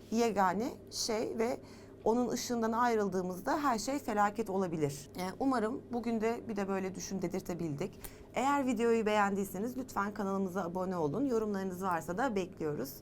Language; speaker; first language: Turkish; native; Turkish